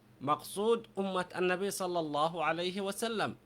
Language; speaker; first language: Arabic; non-native, fluent; Malay